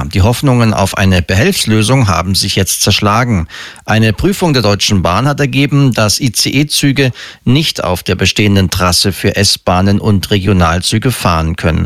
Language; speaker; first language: German; native; German